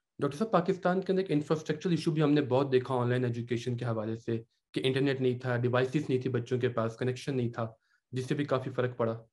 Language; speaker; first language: Urdu; native; Urdu